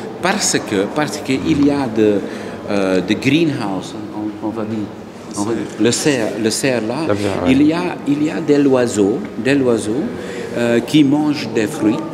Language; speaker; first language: French; non-native, local second language; Dutch